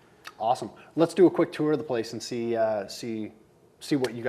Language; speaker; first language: English; native; English